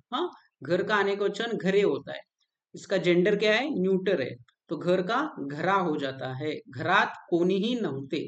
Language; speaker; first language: Hindi; non-native, local second language; Marathi